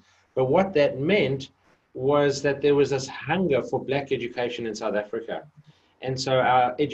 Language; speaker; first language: English; native; English